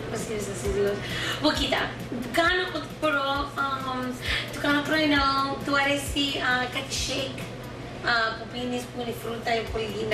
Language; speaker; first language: Greek; early bilingual, heritage; Greek